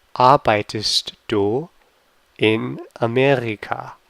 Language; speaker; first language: German; non-native, fluent; English